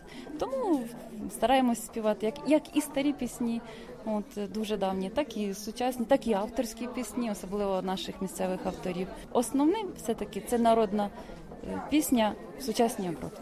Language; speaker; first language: Ukrainian; native; Ukrainian